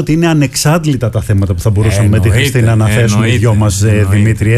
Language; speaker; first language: Greek; native; Greek